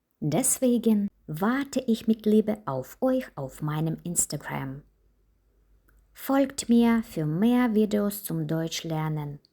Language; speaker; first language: German; non-native, fluent; Ukrainian